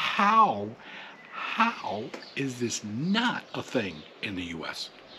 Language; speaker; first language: English; native; English